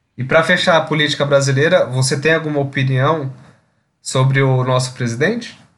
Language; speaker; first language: Portuguese; native; Portuguese